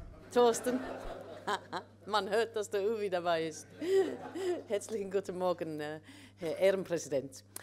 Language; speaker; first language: German; non-native, fluent; English